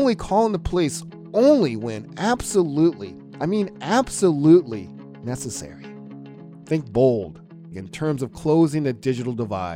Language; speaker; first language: English; native; English